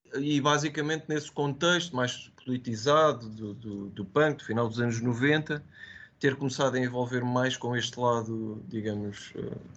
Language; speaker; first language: Portuguese; native; Portuguese